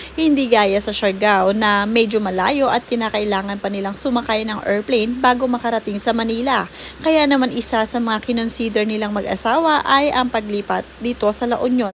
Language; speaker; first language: Filipino; native; Filipino